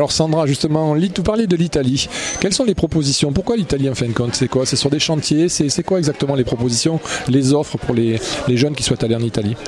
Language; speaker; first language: French; native; French